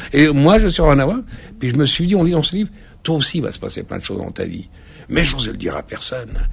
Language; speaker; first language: French; early bilingual, other home language; Arabic